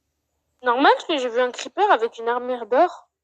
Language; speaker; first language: French; native; French